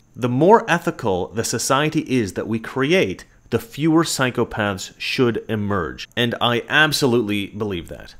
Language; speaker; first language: English; native; English